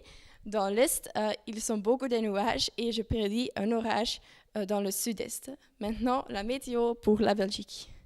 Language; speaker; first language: French; non-native, learner; Dutch